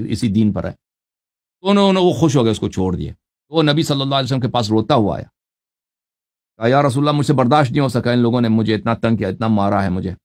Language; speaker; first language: Urdu; native; Urdu